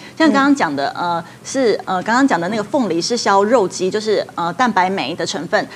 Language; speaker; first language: Chinese; native; Chinese